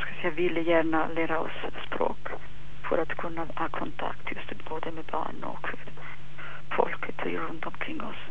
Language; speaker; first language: Swedish; non-native, fluent; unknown